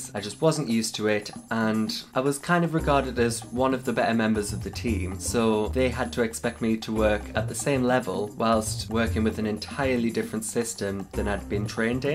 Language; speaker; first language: English; native; English